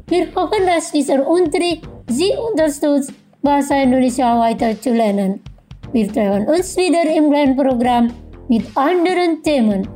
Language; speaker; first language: German; non-native, fluent; Indonesian